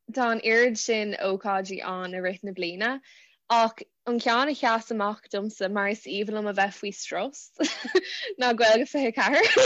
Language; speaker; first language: Irish; non-native, local second language; English